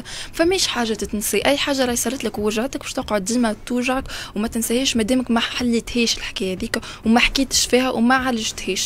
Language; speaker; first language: Arabic; native; Arabic